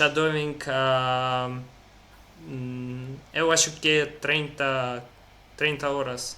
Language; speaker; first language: Portuguese; non-native, learner; Russian